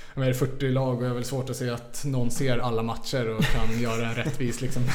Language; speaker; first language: Swedish; native; Swedish